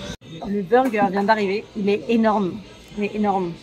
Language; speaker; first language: French; native; French